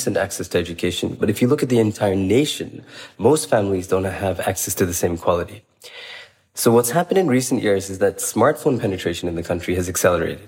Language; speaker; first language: English; non-native, local second language; Bangla